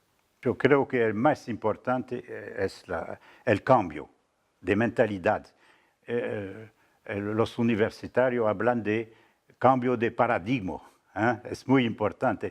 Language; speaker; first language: Spanish; non-native, fluent; French